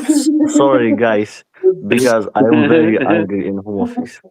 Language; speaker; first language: English; non-native, learner; Persian